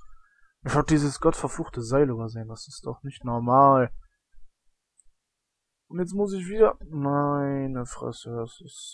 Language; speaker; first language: German; native; German